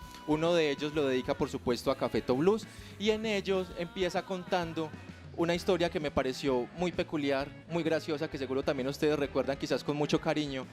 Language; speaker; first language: Spanish; native; Spanish